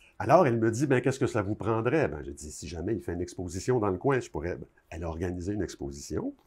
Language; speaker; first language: French; native; French